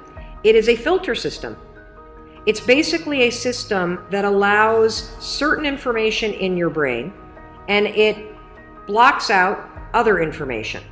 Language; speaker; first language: English; native; English